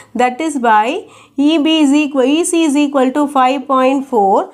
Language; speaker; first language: English; non-native, local second language; Tamil